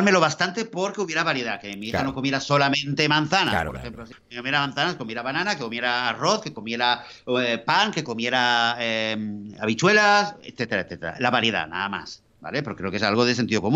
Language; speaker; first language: Spanish; native; Spanish